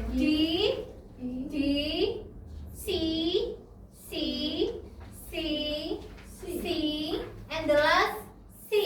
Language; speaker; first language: English; non-native, learner; Indonesian